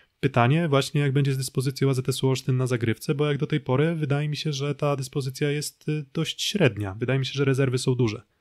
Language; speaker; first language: Polish; native; Polish